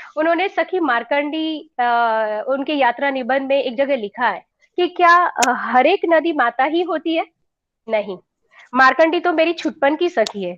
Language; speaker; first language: Hindi; non-native, local second language; Gujarati